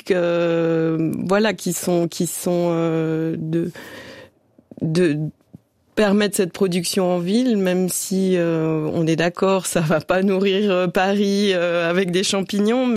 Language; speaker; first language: French; native; French